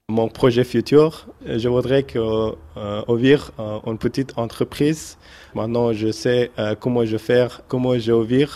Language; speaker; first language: French; non-native, learner; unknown